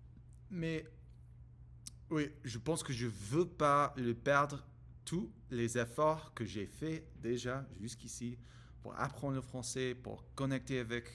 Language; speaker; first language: French; non-native, learner; English